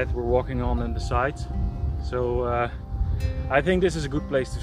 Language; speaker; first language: English; non-native, fluent; Dutch